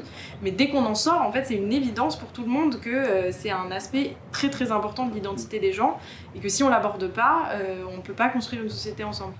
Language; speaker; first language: French; native; French